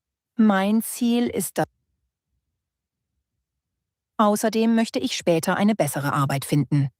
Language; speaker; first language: German; non-native, learner; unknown